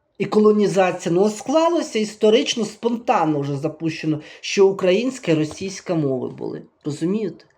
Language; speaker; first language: Ukrainian; native; Ukrainian